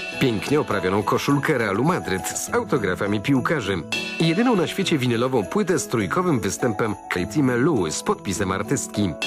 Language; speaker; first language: Polish; native; Polish